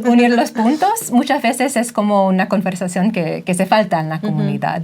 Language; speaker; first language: Spanish; non-native, fluent; English